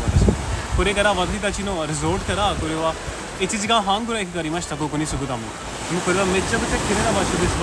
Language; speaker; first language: Japanese; non-native, learner; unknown